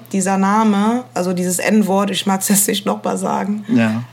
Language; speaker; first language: German; native; German